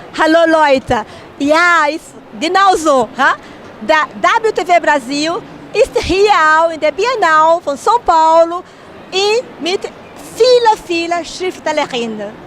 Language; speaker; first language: German; non-native, learner; Portuguese